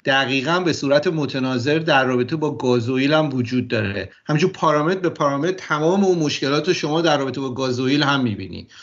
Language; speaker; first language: Persian; native; Persian